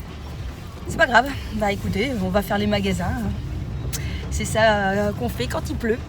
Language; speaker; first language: French; native; French